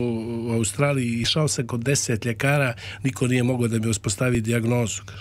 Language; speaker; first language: Serbian; native; Serbian